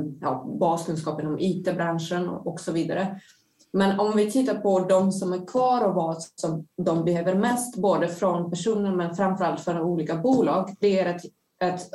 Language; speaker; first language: Swedish; non-native, fluent; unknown